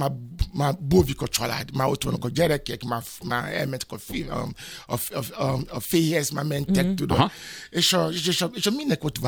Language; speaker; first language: Hungarian; non-native, fluent; Yoruba